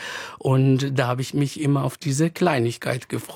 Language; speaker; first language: German; non-native, fluent; Arabic